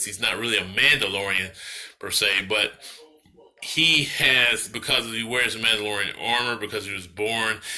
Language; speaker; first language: English; native; English